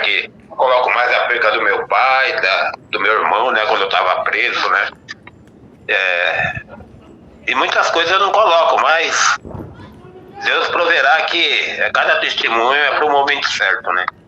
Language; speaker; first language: Portuguese; native; Portuguese